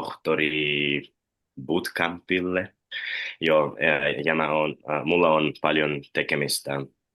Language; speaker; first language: Finnish; non-native, learner; Russian